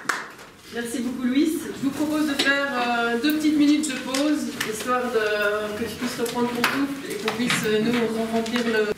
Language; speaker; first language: French; native; French